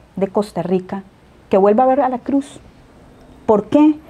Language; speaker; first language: Spanish; native; Spanish